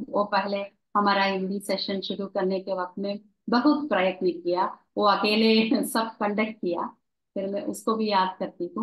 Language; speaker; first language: Hindi; non-native, local second language; Malayalam